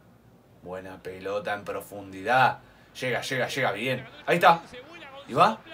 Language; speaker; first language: Spanish; native; Spanish